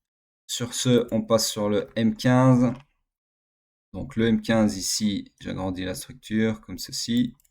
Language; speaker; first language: French; native; French